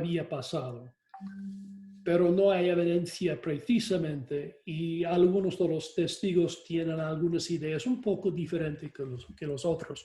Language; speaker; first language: Spanish; non-native, fluent; English